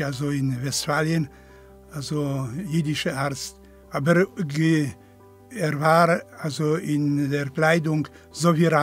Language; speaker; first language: German; non-native, fluent; Polish